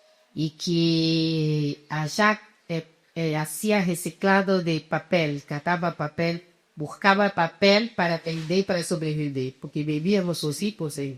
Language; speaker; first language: Spanish; non-native, fluent; Portuguese